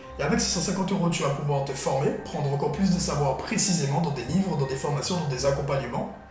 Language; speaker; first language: French; native; French